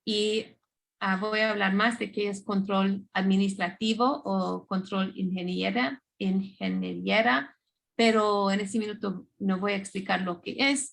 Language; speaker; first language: Spanish; non-native, fluent; English